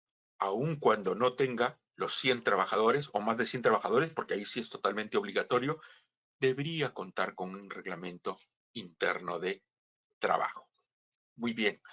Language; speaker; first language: Spanish; native; Spanish